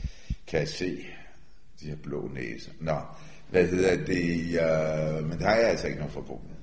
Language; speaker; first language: Danish; early bilingual, other home language; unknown